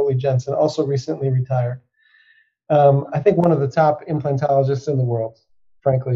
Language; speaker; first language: English; native; English